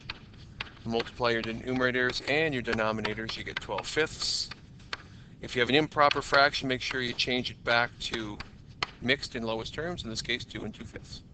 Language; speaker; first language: English; native; English